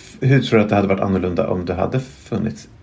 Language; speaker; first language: Swedish; native; Swedish